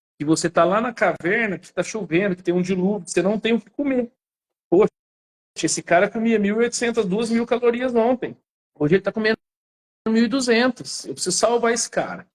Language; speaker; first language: Portuguese; native; Portuguese